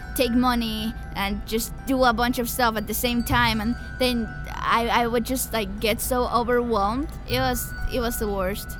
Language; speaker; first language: English; early bilingual, other home language; Spanish